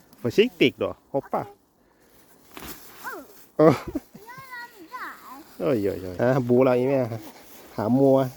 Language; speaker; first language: Swedish; non-native, learner; Thai